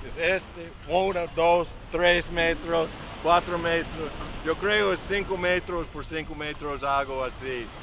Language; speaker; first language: Spanish; non-native, learner; English